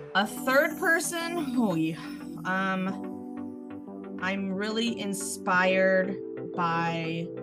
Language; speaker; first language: English; native; English